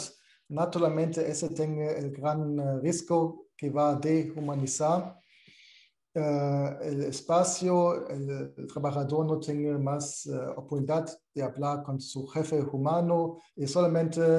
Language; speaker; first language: Spanish; non-native, fluent; German